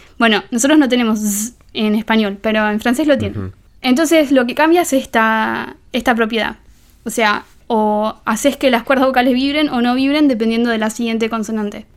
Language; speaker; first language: Spanish; native; Spanish